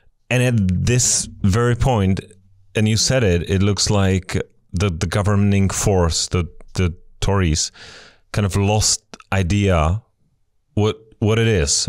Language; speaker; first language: English; non-native, fluent; Czech